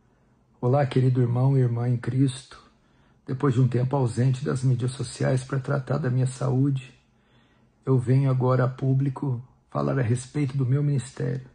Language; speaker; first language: Portuguese; native; Portuguese